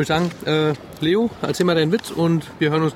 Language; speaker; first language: German; native; German